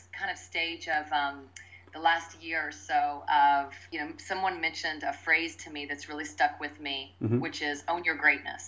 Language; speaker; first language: English; native; English